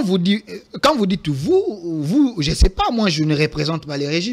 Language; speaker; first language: French; non-native, local second language; Lingala